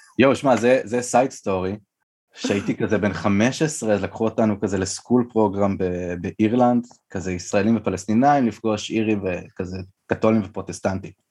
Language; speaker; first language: Hebrew; native; Hebrew